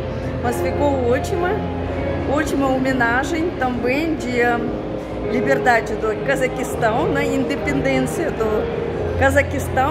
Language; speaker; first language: Portuguese; non-native, fluent; Russian